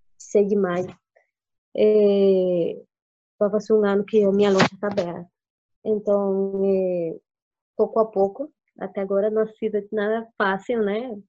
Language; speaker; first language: Portuguese; non-native, fluent; Spanish